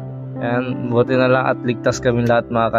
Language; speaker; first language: Filipino; non-native, local second language; Bikol